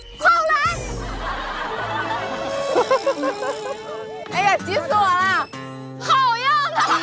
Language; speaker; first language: Chinese; native; Chinese